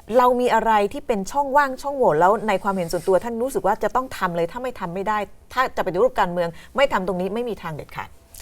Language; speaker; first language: Thai; native; Thai